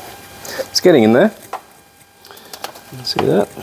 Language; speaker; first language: English; native; English